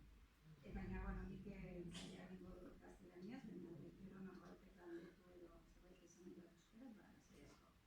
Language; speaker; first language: Basque; non-native, local second language; Spanish